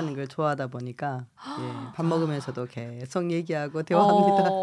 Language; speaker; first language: Korean; native; Korean